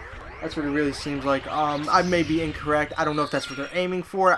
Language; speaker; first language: English; native; English